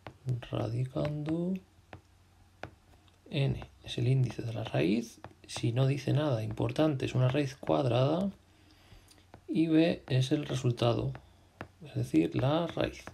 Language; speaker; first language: Spanish; native; Spanish